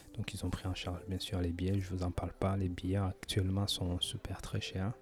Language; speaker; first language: French; native; French